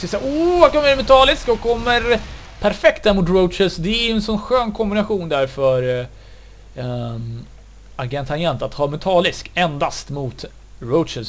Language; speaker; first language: Swedish; native; Swedish